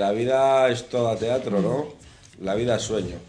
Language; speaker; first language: Spanish; native; Spanish